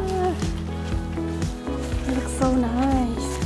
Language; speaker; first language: English; non-native, learner; Chinese